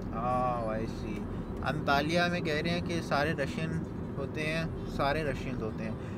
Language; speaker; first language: English; non-native, local second language; Hindi